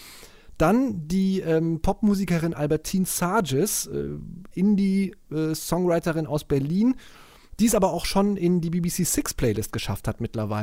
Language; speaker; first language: German; native; German